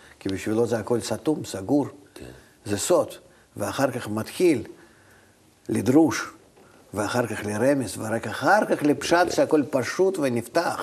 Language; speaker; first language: Hebrew; non-native, fluent; Russian